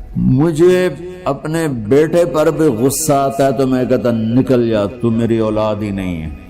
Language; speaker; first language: Urdu; non-native, local second language; Punjabi